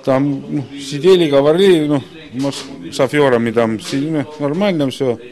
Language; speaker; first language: Russian; non-native, fluent; Estonian